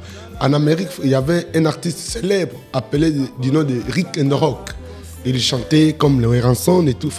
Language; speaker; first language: French; non-native, local second language; Lingala